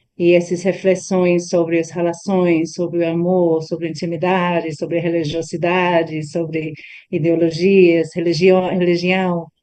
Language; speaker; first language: Portuguese; non-native, fluent; English